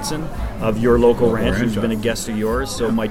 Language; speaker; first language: English; native; English